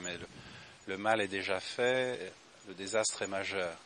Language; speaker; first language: French; native; French